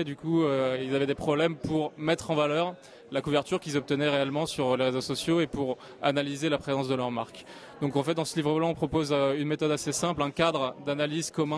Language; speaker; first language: French; native; French